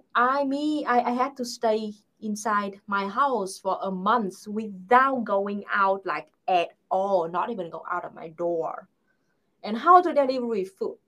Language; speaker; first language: English; non-native, fluent; Vietnamese